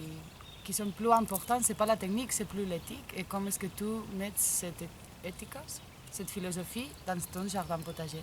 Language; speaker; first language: French; non-native, fluent; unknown